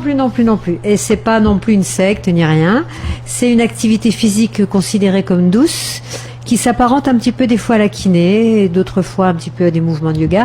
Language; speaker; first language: French; native; French